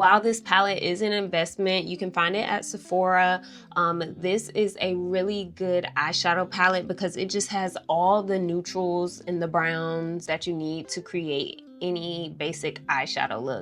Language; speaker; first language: English; native; English